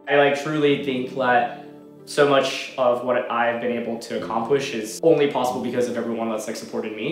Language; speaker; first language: English; native; English